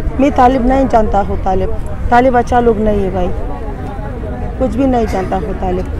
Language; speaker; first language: Hindi; non-native, learner; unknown